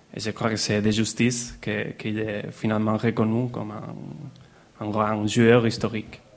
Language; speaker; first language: French; non-native, learner; Spanish